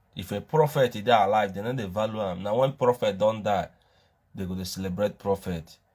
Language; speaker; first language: Nigerian Pidgin; non-native, local second language; Igbo